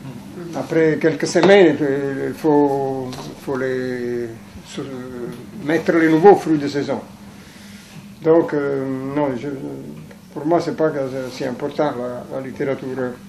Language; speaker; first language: French; non-native, fluent; Italian